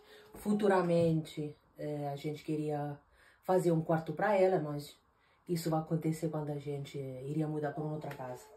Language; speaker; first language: Portuguese; non-native, fluent; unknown